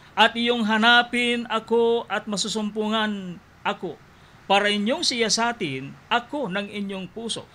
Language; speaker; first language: Filipino; non-native, local second language; Iloko